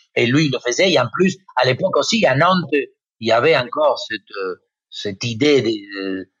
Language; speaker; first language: French; non-native, fluent; Spanish